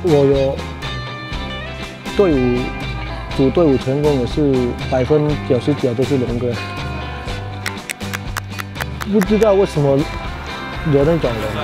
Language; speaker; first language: Chinese; non-native, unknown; Thai